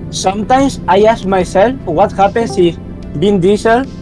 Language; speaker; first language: English; non-native, learner; Spanish